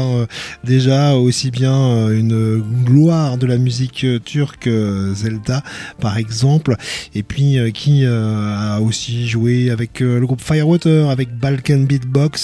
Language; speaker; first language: French; native; French